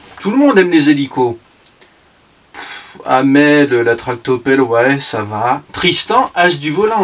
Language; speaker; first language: French; native; French